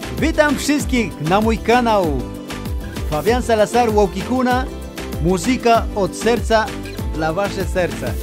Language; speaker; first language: Polish; non-native, fluent; Spanish